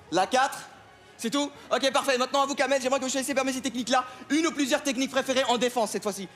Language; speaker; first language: French; non-native, fluent; Arabic